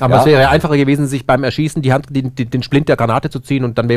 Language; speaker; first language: German; native; German